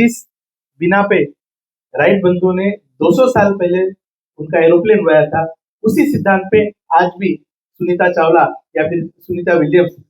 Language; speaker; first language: Hindi; non-native, local second language; Marathi